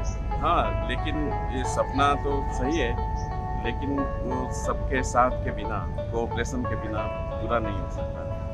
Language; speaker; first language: Hindi; native; Hindi